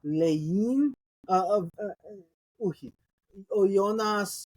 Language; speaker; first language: Greek; non-native, learner; English